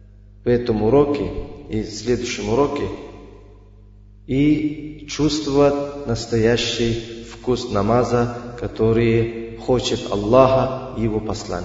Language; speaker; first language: Russian; non-native, fluent; Uzbek